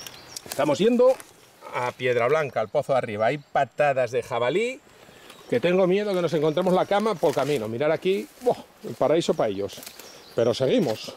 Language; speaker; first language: Spanish; native; Spanish